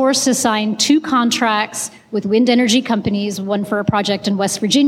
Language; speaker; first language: English; non-native, local second language; Hindi